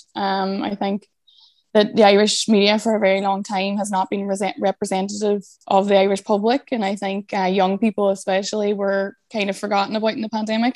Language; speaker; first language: English; native; English